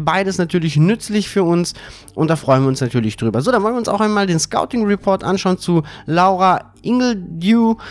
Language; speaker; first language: German; native; German